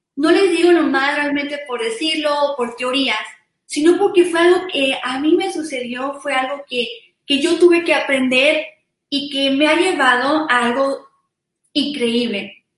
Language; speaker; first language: Spanish; early bilingual, heritage; Spanish